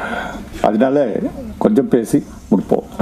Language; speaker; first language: Tamil; non-native, learner; Malayalam